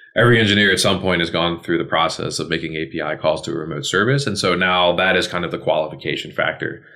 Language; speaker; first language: English; native; English